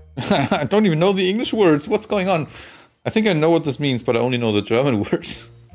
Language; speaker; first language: English; non-native, fluent; German